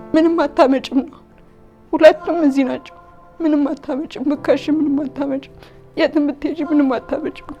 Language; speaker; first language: Amharic; native; Amharic